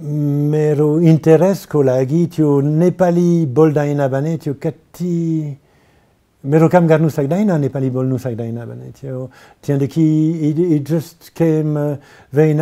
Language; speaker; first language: Nepali; non-native, learner; French